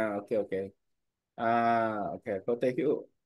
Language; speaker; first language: Vietnamese; non-native, learner; Korean